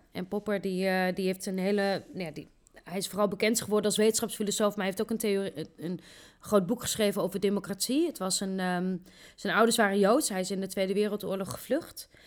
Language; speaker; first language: Dutch; native; Dutch